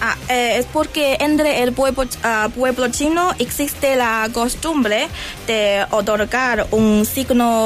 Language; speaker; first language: Spanish; non-native, learner; Chinese